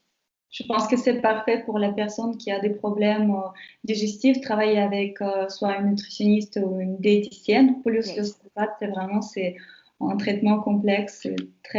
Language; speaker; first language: French; non-native, fluent; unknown